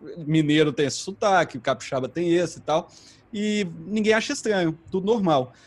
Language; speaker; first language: Portuguese; native; Portuguese